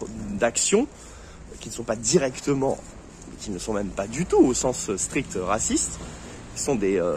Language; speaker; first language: French; native; French